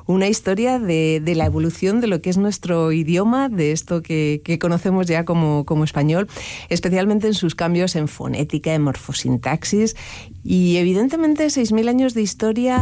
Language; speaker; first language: Spanish; native; Spanish